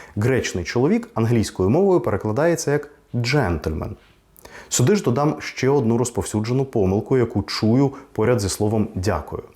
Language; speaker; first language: Ukrainian; non-native, local second language; Russian